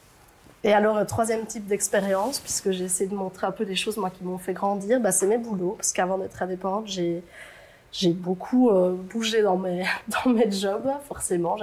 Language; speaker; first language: French; native; French